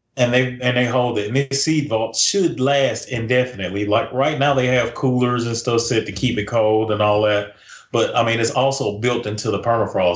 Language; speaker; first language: English; native; English